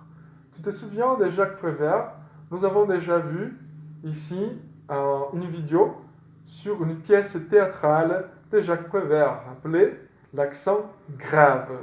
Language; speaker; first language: French; non-native, fluent; Portuguese